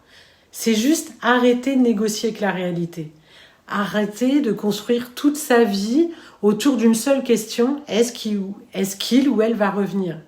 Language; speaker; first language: French; native; French